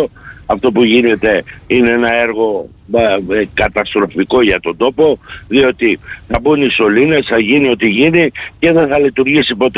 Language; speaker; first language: Greek; native; Greek